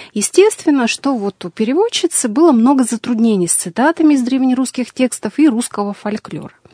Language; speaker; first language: Russian; native; Russian